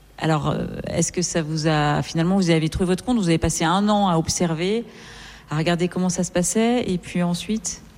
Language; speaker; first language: French; native; French